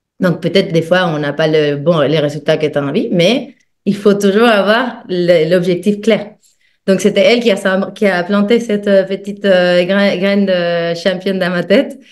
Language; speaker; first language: French; non-native, fluent; Spanish